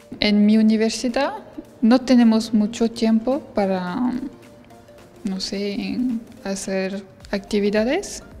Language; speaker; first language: Spanish; non-native, fluent; French